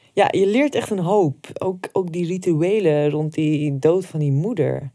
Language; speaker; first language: Dutch; native; Dutch